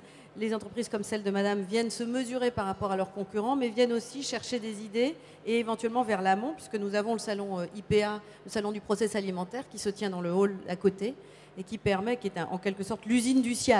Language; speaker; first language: French; native; French